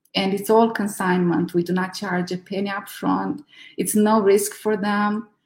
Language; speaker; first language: English; non-native, fluent; Romanian